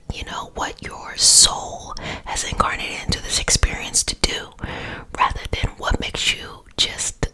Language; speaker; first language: English; native; English